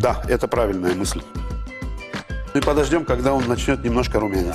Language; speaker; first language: Russian; native; Russian